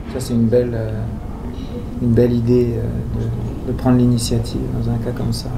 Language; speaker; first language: French; native; French